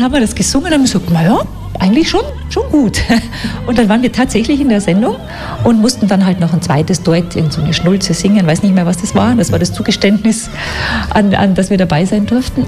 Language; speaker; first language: German; native; German